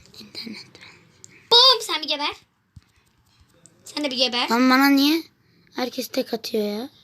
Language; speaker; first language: Turkish; native; Turkish